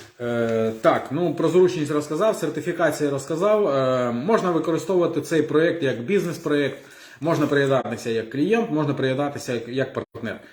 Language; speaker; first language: Ukrainian; non-native, local second language; Russian